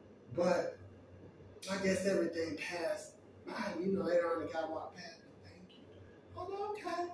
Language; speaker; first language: English; native; English